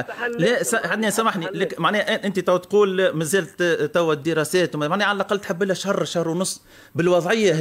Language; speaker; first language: Arabic; native; Arabic